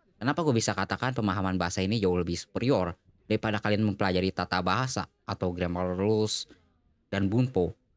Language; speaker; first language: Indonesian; native; Indonesian